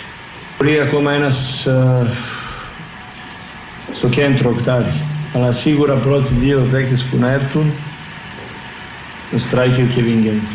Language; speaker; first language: Greek; non-native, fluent; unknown